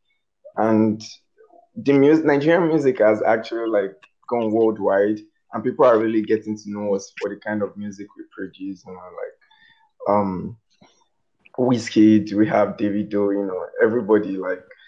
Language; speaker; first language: English; non-native, local second language; Yoruba